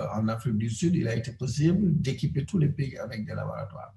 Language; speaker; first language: French; non-native, local second language; Wolof